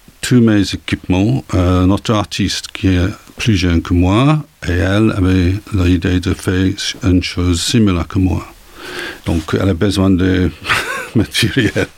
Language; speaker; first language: French; non-native, learner; English